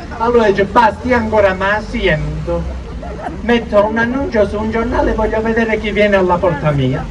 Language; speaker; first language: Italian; native; Italian